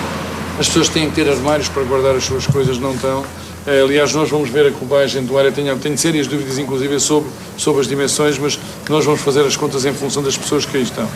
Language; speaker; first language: Portuguese; native; Portuguese